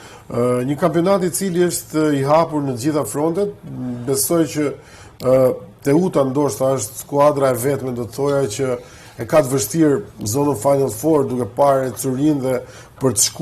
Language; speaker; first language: Albanian; native; Albanian